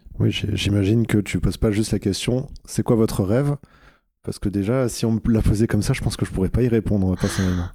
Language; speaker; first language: French; native; French